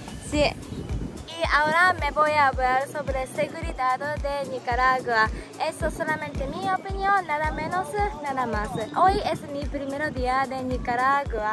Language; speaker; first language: Spanish; non-native, learner; Japanese